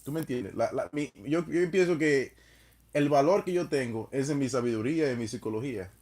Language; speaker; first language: Spanish; non-native, fluent; English